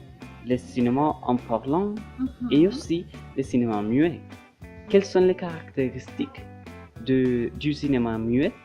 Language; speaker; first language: French; non-native, learner; Spanish